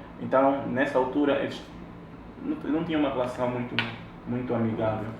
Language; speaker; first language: Portuguese; native; Portuguese